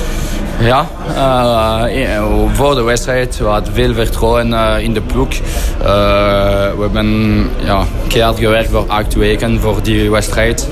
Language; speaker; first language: Dutch; non-native, fluent; French